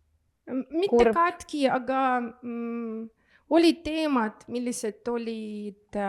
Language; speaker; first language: Estonian; non-native, local second language; Russian